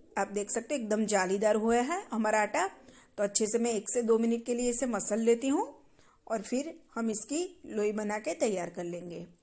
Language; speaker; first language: Hindi; non-native, local second language; Gujarati